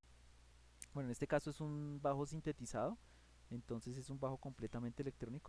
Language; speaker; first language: Spanish; native; Spanish